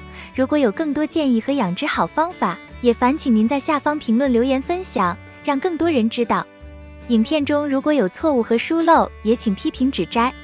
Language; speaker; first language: Chinese; native; Chinese